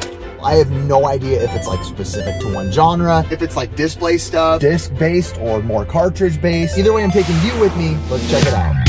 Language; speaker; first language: English; native; English